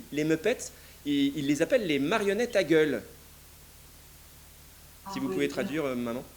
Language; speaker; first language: French; native; French